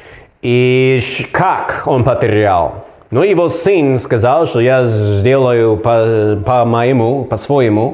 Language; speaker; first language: Russian; non-native, learner; English